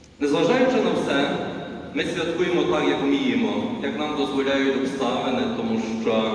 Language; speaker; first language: Ukrainian; native; Ukrainian